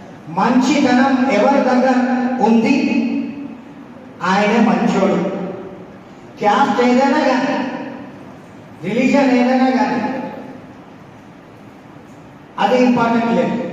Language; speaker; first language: Telugu; non-native, local second language; Urdu